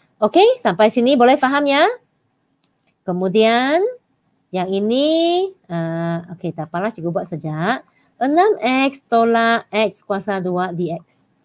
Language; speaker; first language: Malay; non-native, local second language; Chinese